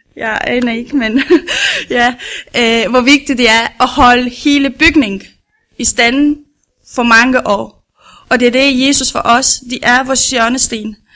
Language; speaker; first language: Danish; non-native, learner; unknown